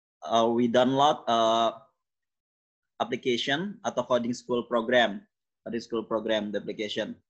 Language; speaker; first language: English; non-native, learner; Indonesian